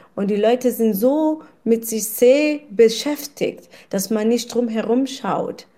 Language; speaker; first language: German; non-native, fluent; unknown